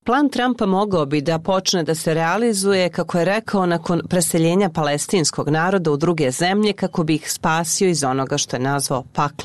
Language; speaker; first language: Serbian; native; Serbian